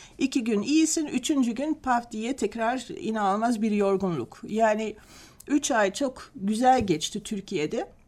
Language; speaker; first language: Turkish; non-native, fluent; Dutch